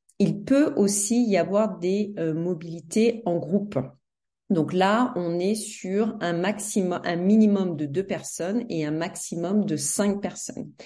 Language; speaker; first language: French; native; French